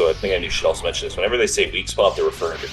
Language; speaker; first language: English; native; English